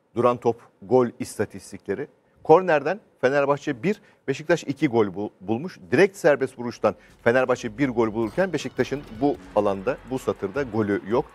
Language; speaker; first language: Turkish; native; Turkish